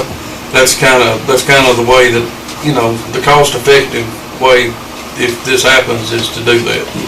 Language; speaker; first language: English; native; English